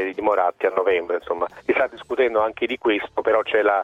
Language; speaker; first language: Italian; native; Italian